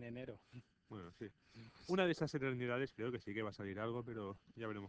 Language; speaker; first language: Spanish; native; Spanish